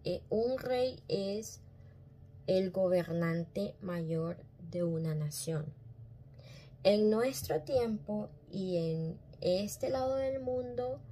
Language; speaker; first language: Spanish; native; Spanish